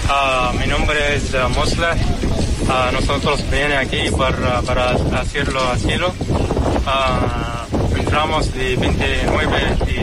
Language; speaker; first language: Spanish; non-native, learner; Arabic